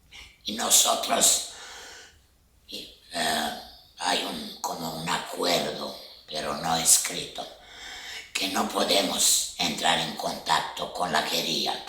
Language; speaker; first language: Spanish; non-native, fluent; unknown